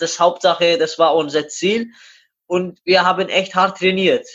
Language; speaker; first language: German; non-native, learner; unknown